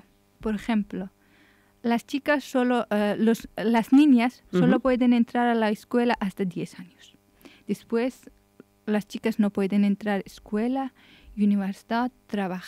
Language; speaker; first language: Spanish; non-native, learner; Persian